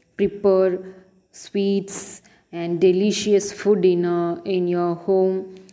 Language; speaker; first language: English; non-native, local second language; Tamil